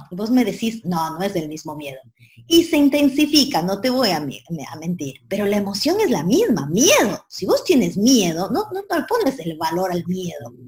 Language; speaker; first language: Spanish; native; Spanish